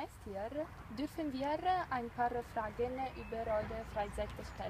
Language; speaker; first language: German; non-native, learner; Italian